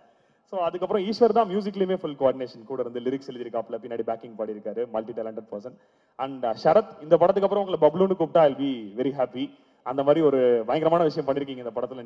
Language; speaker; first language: Tamil; native; Tamil